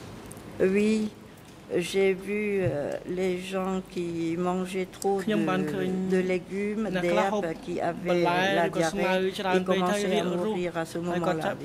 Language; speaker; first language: French; non-native, local second language; Khmer